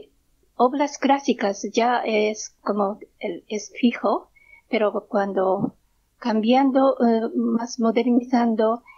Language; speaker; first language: Spanish; non-native, learner; Japanese